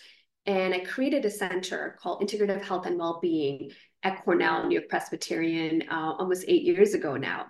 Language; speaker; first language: English; non-native, local second language; Gujarati